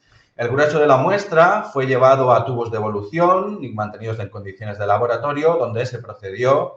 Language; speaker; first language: Spanish; native; Spanish